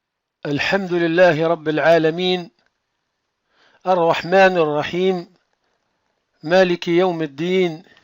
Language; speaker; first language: Arabic; non-native, fluent; French